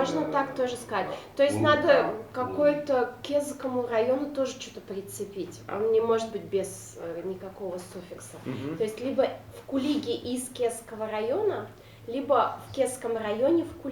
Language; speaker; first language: Russian; non-native, local second language; Udmurt